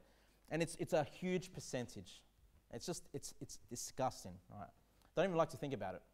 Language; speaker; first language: English; native; English